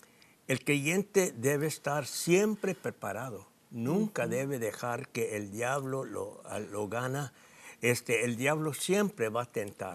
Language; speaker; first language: Spanish; non-native, fluent; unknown